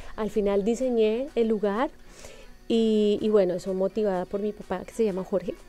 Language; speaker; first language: Spanish; native; Spanish